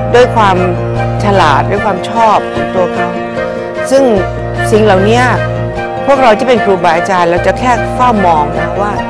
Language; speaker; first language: Thai; native; Thai